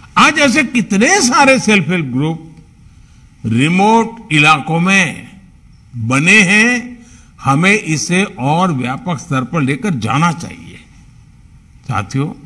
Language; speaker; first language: Hindi; non-native, local second language; Gujarati